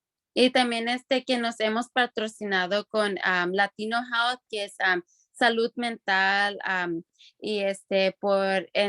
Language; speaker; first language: Spanish; early bilingual, other home language; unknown